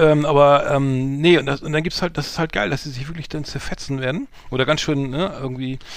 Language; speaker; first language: German; native; German